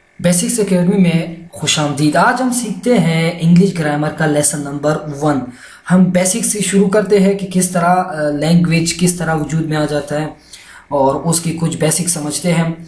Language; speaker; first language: Urdu; non-native, local second language; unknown